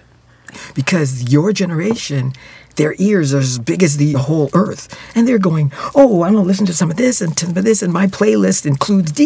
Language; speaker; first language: English; native; English